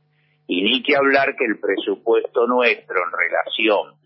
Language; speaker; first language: Spanish; native; Spanish